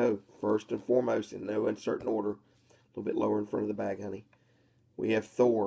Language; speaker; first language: English; native; English